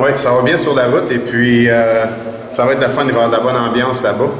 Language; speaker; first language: French; native; French